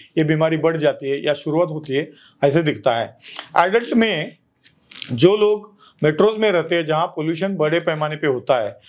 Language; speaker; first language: Hindi; non-native, local second language; Marathi